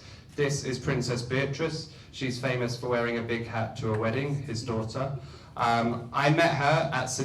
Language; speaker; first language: English; native; English